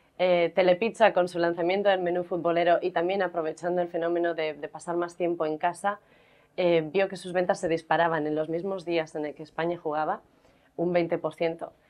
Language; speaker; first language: Spanish; native; Spanish